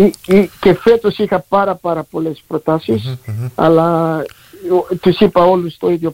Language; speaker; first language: Greek; early bilingual, heritage; Greek